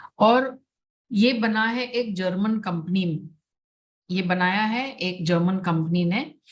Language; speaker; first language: Hindi; non-native, local second language; Gujarati